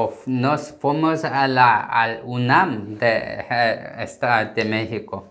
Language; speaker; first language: Spanish; non-native, learner; Korean